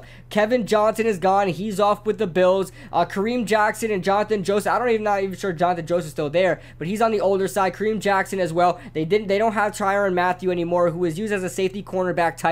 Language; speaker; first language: English; native; English